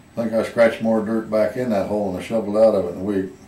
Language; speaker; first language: English; native; English